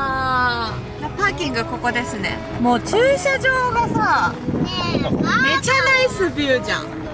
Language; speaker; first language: Japanese; native; Japanese